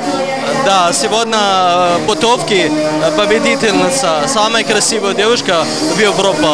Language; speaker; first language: Russian; non-native, learner; Arabic